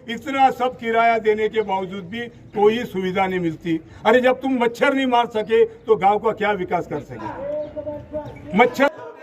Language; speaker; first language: Hindi; non-native, local second language; Urdu